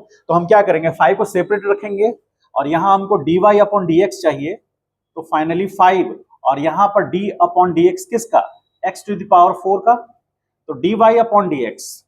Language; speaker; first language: Hindi; native; Hindi